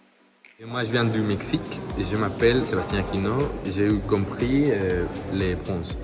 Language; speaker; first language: French; non-native, fluent; Spanish